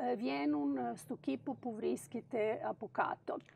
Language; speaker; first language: Greek; non-native, fluent; Serbian